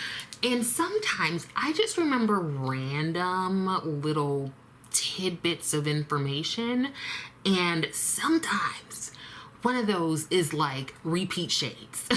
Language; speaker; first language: English; native; English